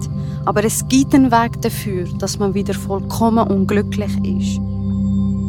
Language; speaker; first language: German; non-native, fluent; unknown